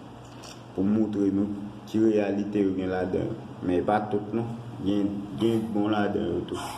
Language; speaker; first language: French; non-native, learner; Haitian Creole